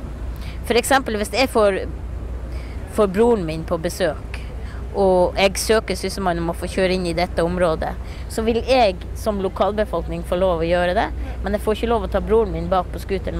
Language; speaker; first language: Norwegian; native; Norwegian